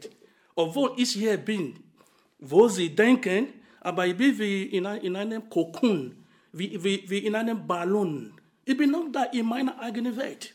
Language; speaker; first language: German; non-native, fluent; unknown